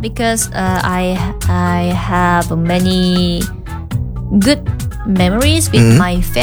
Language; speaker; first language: English; non-native, learner; Indonesian